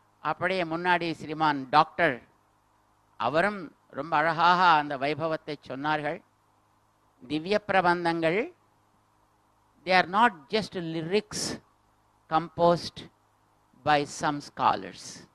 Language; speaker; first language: Tamil; non-native, local second language; Telugu